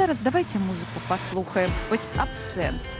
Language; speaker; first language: Belarusian; native; Belarusian